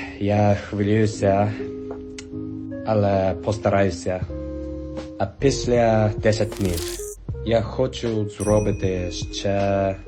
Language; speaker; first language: Ukrainian; non-native, learner; Japanese